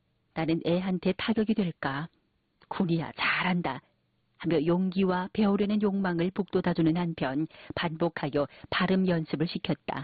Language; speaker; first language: Korean; native; Korean